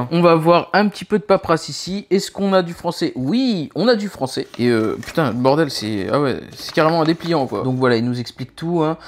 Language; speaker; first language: French; native; French